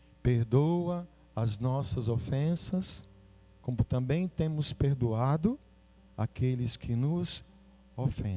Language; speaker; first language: Portuguese; native; Portuguese